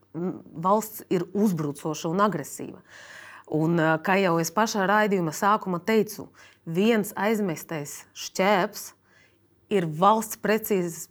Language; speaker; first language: Latvian; non-native, fluent; Russian